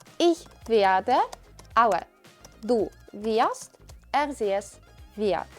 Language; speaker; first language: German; non-native, fluent; Ukrainian